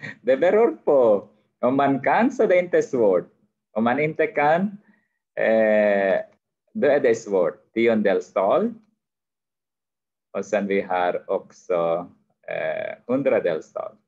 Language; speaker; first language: Swedish; non-native, fluent; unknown